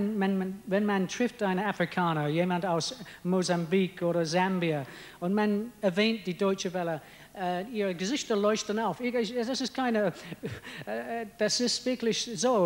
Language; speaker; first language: German; non-native, fluent; English